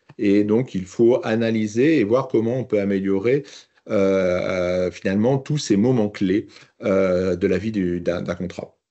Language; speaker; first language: French; native; French